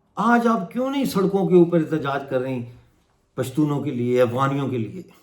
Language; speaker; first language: Urdu; non-native, local second language; Punjabi